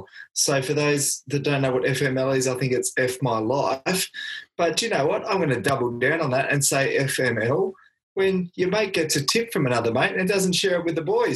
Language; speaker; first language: English; native; English